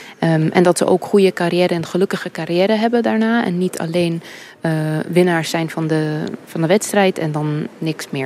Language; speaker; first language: Dutch; early bilingual, heritage; English